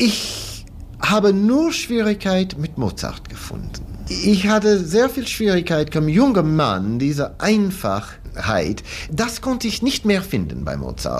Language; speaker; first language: German; non-native, fluent; English